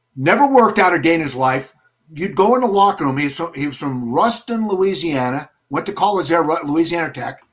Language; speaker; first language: English; native; English